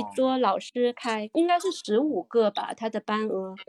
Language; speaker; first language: Chinese; non-native, local second language; Cantonese